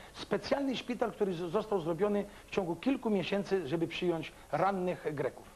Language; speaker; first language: Polish; early bilingual, other home language; Greek